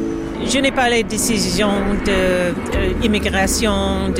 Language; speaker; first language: French; non-native, learner; English